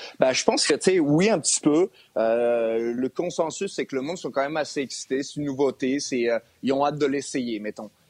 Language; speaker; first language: French; native; French